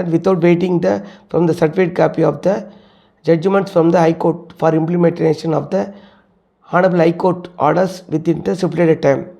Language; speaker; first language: English; non-native, local second language; Tamil